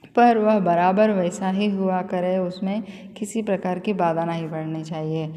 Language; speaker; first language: Hindi; non-native, local second language; Telugu